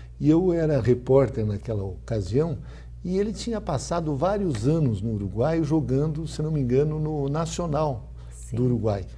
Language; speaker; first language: Portuguese; native; Portuguese